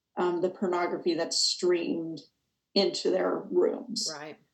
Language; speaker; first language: English; native; English